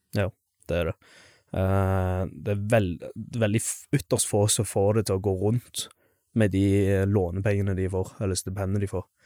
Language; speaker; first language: Norwegian; native; Norwegian